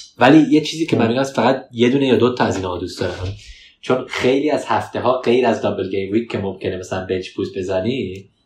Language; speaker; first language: Persian; early bilingual, heritage; Persian